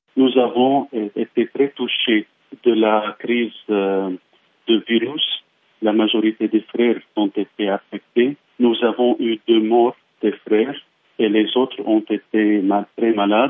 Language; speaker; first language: French; non-native, fluent; Arabic